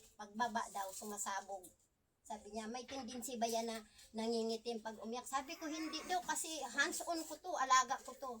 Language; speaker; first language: Filipino; non-native, local second language; Cebuano